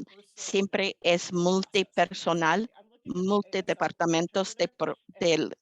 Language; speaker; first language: Spanish; non-native, fluent; English